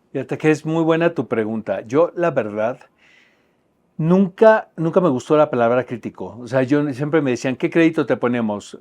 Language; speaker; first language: Spanish; native; Spanish